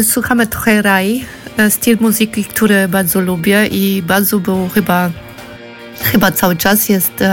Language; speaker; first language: Polish; non-native, fluent; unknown